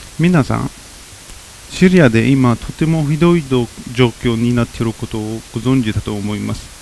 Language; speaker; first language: Japanese; non-native, fluent; Arabic